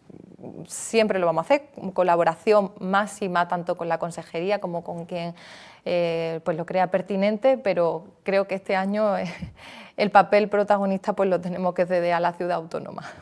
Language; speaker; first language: Spanish; native; Spanish